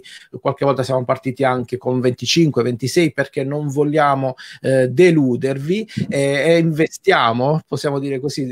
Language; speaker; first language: Italian; native; Italian